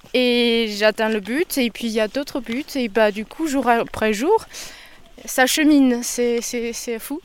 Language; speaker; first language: French; non-native, fluent; Chinese